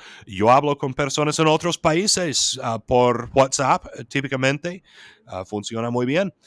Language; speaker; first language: Spanish; non-native, fluent; English